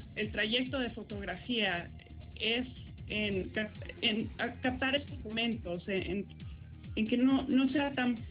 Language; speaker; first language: Spanish; early bilingual, heritage; Spanish